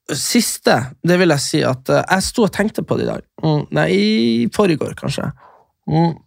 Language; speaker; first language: Norwegian; native; Norwegian